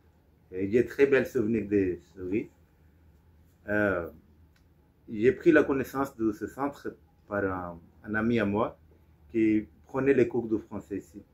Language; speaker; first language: French; non-native, fluent; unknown